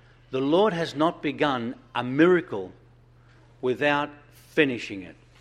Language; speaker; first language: English; non-native, fluent; Italian